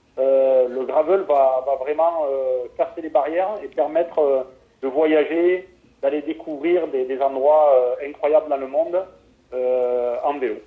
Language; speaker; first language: French; native; French